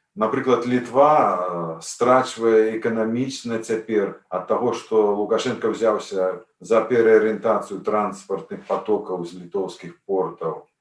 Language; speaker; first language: Belarusian; native; Belarusian